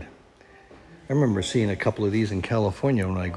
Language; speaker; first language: English; native; English